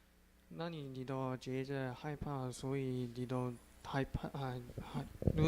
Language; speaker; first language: Chinese; non-native, learner; Korean